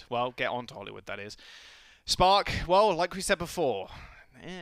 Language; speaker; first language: English; native; English